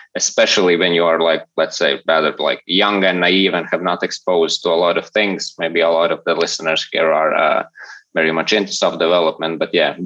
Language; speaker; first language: English; non-native, fluent; Latvian